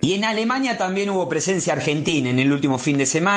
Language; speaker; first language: Spanish; native; Spanish